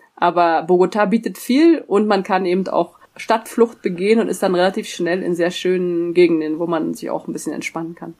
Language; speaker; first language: German; native; German